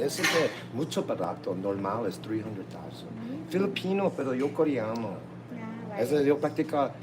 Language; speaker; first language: Spanish; non-native, learner; English